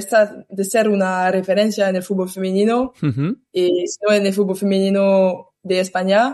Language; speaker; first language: Spanish; non-native, learner; French